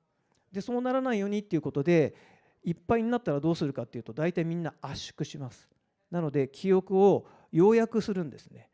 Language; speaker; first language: Japanese; native; Japanese